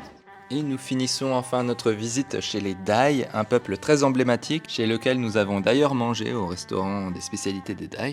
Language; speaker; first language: French; native; French